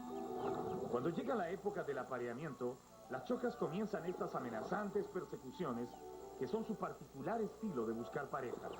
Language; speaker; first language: Spanish; native; Spanish